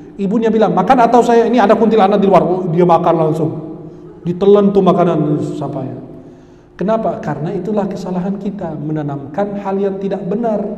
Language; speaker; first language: Indonesian; non-native, fluent; Arabic